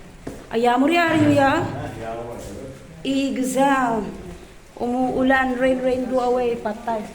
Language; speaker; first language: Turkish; non-native, learner; Filipino